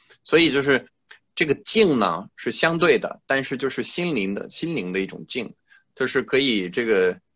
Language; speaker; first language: Chinese; non-native, fluent; French